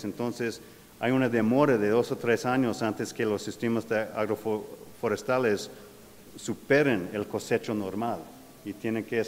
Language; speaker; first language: Spanish; non-native, fluent; English